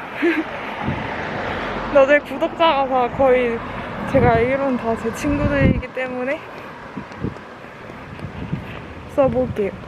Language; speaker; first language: Korean; native; Korean